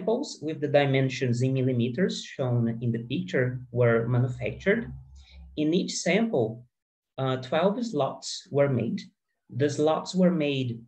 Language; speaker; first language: English; non-native, fluent; Portuguese